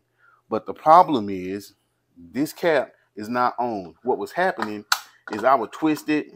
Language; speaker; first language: English; native; English